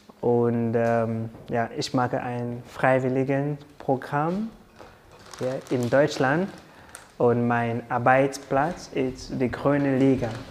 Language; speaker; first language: German; non-native, learner; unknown